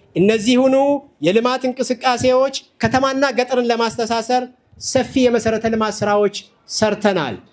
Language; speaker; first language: Amharic; non-native, local second language; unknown